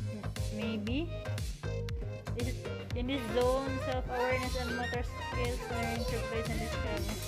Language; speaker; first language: English; non-native, learner; Filipino